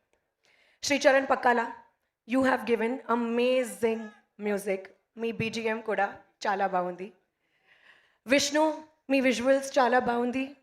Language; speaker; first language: Telugu; non-native, learner; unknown